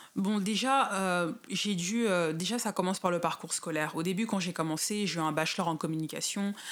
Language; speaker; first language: French; native; French